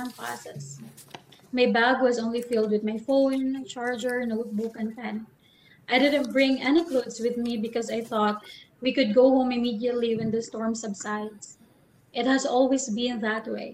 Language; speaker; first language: English; non-native, local second language; Waray